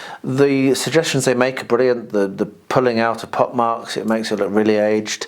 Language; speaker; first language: English; native; English